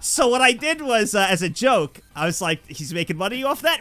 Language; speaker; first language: English; native; English